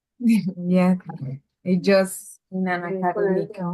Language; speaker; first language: English; non-native, learner; Spanish